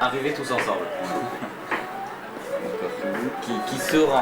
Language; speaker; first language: French; native; French